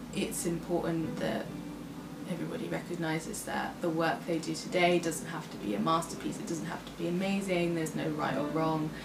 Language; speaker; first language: English; native; English